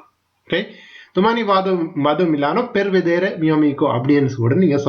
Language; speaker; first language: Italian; non-native, learner; Tamil